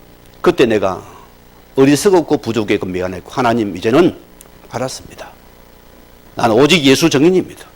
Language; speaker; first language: Korean; native; Korean